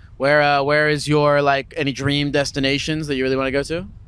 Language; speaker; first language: English; native; English